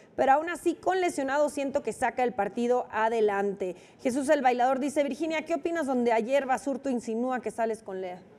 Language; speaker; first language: Spanish; native; Spanish